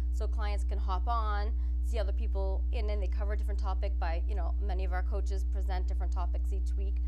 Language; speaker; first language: English; native; English